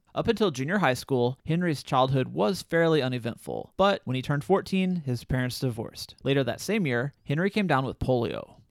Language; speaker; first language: English; native; English